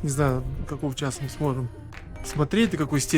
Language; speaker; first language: Russian; native; Russian